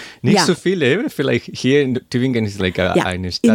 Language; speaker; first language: German; non-native, learner; Spanish